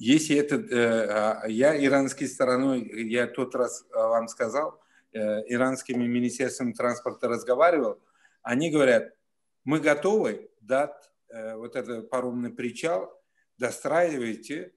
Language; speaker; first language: Russian; non-native, fluent; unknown